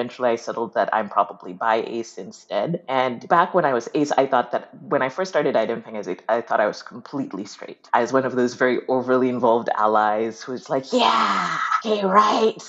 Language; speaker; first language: English; non-native, local second language; Ganda